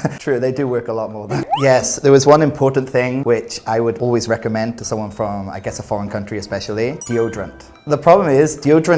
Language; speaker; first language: English; native; English